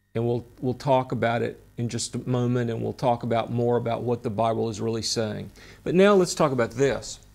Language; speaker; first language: English; native; English